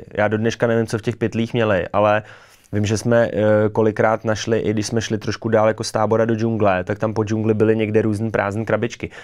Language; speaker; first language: Czech; native; Czech